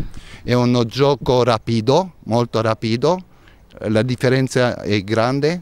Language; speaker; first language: Italian; non-native, learner; Hungarian